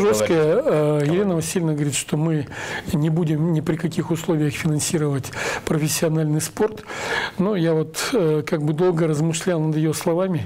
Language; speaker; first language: Russian; native; Russian